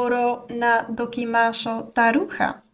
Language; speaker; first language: Greek; non-native, learner; English